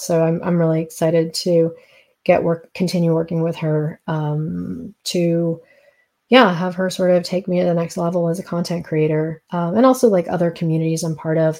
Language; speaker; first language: English; native; English